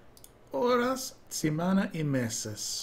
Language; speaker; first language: Spanish; non-native, learner; English